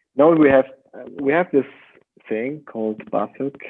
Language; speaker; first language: English; non-native, fluent; German